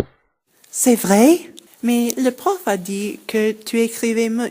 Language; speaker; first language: French; non-native, learner; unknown